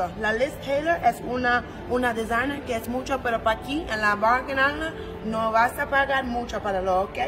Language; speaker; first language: Spanish; early bilingual, heritage; English